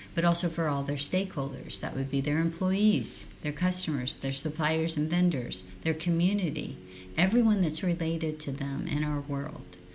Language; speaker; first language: English; early bilingual, other home language; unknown